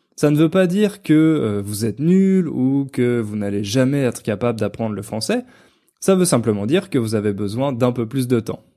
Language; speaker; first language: French; native; French